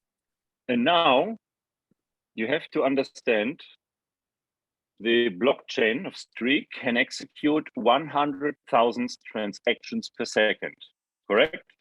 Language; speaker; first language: English; non-native, fluent; German